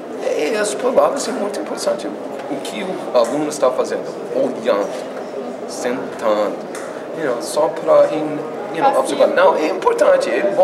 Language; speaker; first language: Portuguese; non-native, fluent; English